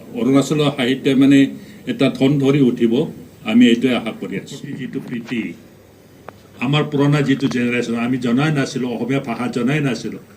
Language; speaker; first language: Assamese; non-native, local second language; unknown